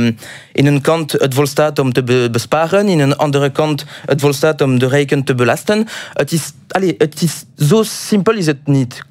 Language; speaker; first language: Dutch; non-native, local second language; French